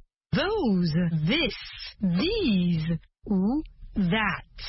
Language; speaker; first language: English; non-native, fluent; French